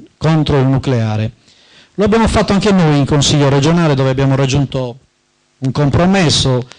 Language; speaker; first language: Italian; native; Italian